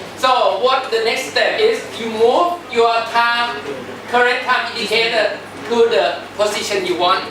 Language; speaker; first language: English; non-native, fluent; Thai